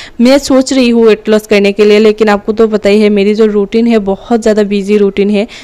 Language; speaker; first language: Hindi; non-native, local second language; Assamese